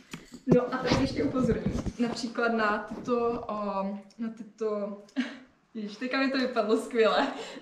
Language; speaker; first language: Czech; native; Czech